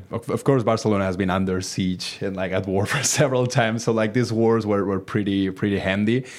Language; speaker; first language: English; non-native, fluent; Catalan